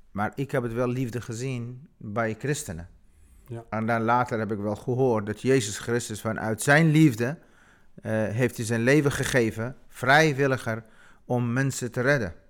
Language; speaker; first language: Dutch; non-native, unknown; Kurdish